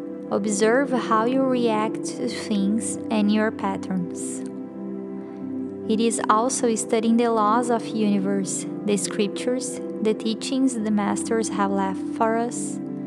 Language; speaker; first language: English; non-native, fluent; Portuguese